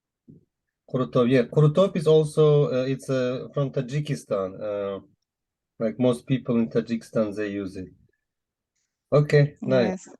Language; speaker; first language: English; non-native, fluent; Uzbek